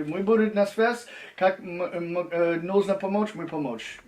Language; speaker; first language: Russian; non-native, learner; English